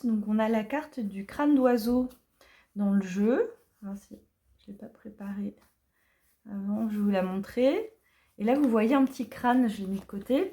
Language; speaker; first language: French; native; French